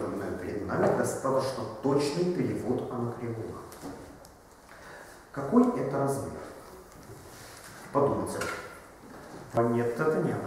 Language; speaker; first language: Russian; native; Russian